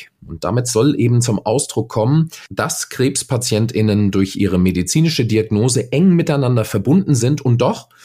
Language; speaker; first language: German; native; German